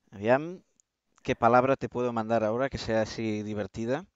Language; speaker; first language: Spanish; non-native, local second language; Catalan